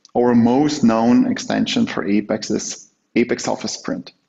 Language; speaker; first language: English; non-native, fluent; Dutch